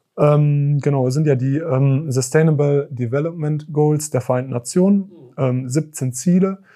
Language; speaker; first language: German; native; German